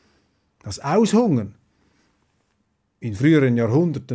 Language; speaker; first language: German; non-native, local second language; Swiss German